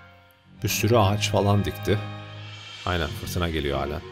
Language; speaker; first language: Turkish; native; Turkish